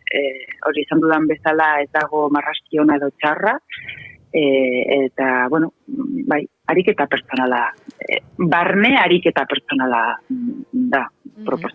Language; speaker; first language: Basque; non-native, local second language; Spanish